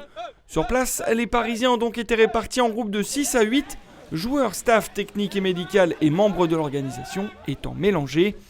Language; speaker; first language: French; native; French